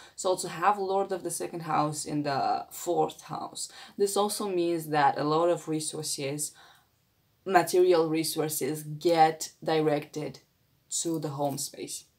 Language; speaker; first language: English; non-native, fluent; Romanian